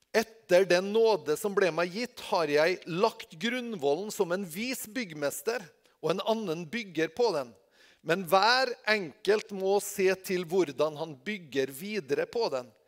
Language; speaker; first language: Norwegian; native; Norwegian